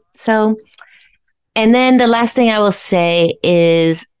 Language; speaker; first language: English; non-native, fluent; French